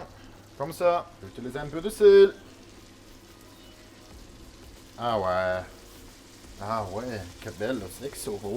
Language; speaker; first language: French; non-native, learner; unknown